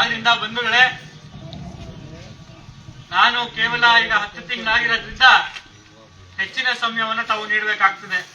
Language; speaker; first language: Kannada; native; Kannada